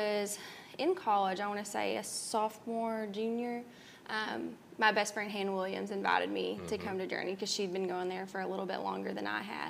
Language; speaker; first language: English; native; English